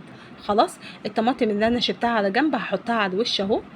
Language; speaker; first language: Arabic; native; Arabic